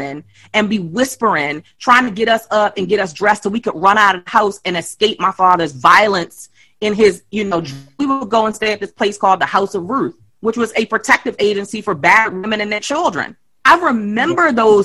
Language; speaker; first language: English; native; English